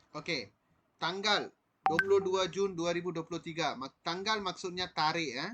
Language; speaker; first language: Malay; non-native, local second language; Tamil